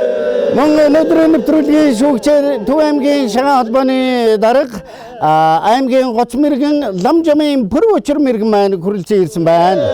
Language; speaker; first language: Mongolian; native; Mongolian